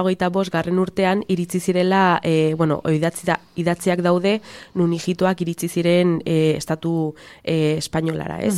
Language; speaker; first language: Basque; non-native, local second language; Spanish